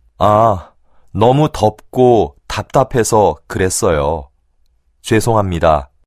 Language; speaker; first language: Korean; native; Korean